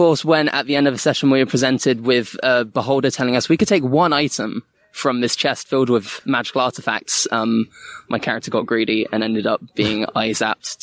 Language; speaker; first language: English; native; English